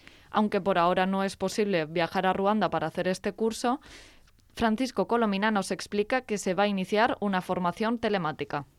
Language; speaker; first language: Spanish; native; Spanish